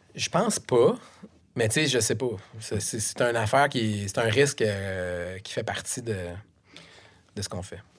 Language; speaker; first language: French; native; French